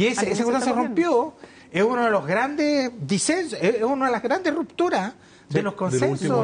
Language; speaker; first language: Spanish; native; Spanish